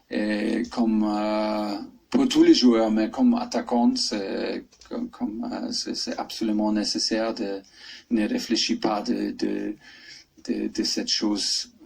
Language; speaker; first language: French; non-native, fluent; German